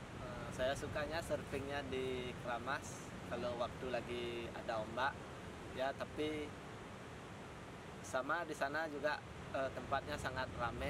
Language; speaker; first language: Indonesian; non-native, local second language; Balinese